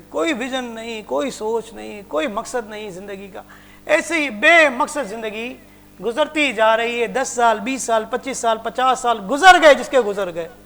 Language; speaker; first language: Urdu; non-native, local second language; Punjabi